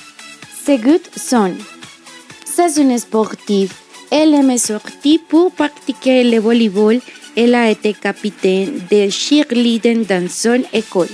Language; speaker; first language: French; non-native, learner; Spanish